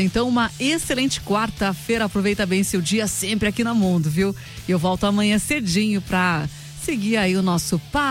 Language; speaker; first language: Portuguese; native; Portuguese